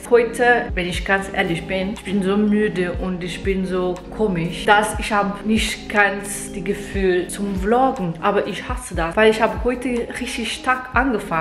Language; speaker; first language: German; non-native, fluent; Portuguese